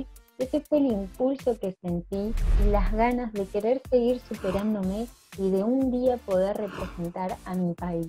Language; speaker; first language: Spanish; native; Spanish